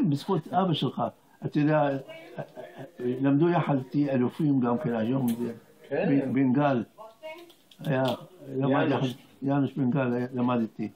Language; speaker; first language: Hebrew; non-native, fluent; Arabic